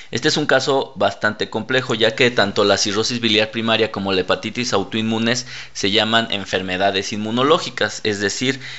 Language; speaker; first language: Spanish; native; Spanish